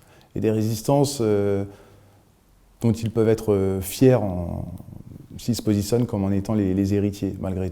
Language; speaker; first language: French; native; French